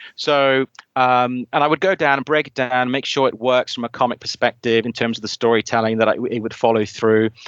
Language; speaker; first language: English; native; English